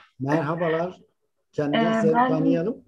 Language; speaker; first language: Turkish; native; Turkish